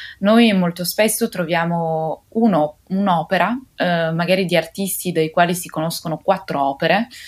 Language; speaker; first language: Italian; native; Italian